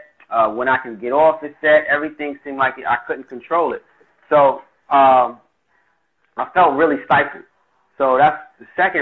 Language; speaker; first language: English; native; English